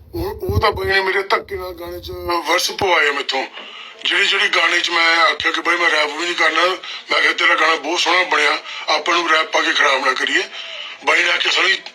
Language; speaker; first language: Punjabi; early bilingual, heritage; Punjabi